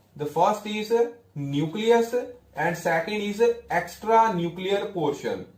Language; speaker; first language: English; non-native, local second language; Punjabi